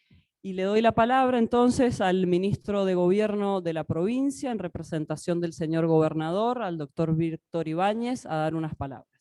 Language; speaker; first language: Spanish; native; Spanish